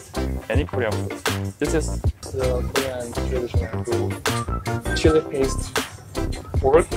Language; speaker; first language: English; non-native, learner; Korean